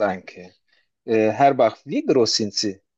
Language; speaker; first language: German; non-native, learner; Turkish